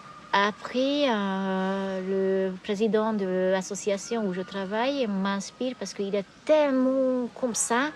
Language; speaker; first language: French; non-native, fluent; Hungarian